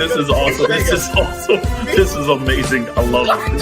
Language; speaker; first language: English; native; English